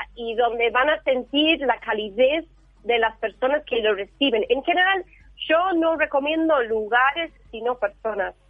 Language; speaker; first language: Spanish; non-native, fluent; English